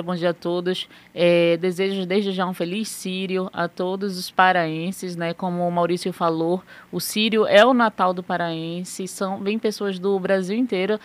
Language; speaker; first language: Portuguese; native; Portuguese